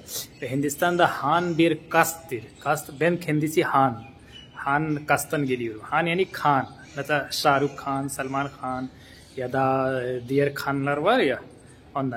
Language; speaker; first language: Turkish; non-native, fluent; Hindi